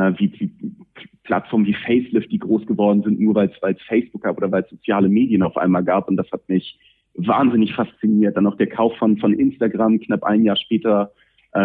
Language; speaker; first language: German; native; German